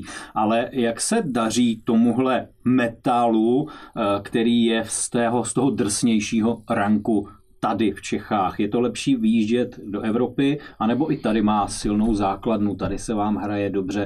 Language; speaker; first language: Czech; native; Czech